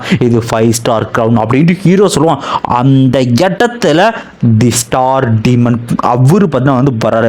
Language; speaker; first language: Tamil; native; Tamil